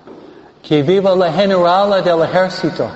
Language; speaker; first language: Spanish; non-native, fluent; English